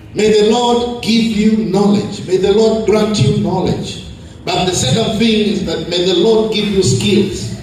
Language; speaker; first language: English; non-native, local second language; Swahili